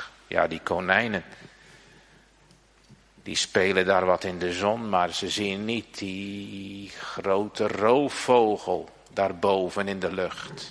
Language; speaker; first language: Dutch; native; Dutch